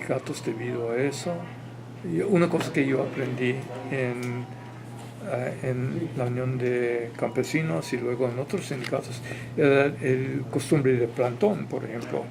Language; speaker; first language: Spanish; non-native, fluent; English